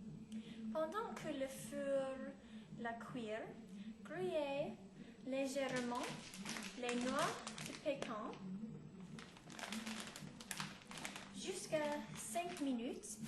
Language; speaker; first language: French; non-native, learner; English